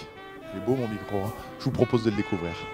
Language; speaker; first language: French; native; French